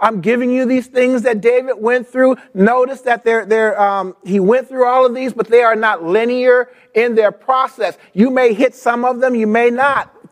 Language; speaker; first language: English; native; English